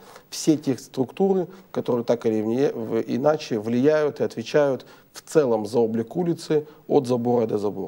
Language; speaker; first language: Russian; native; Russian